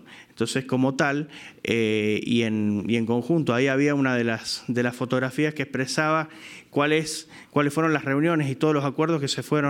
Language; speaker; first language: Spanish; native; Spanish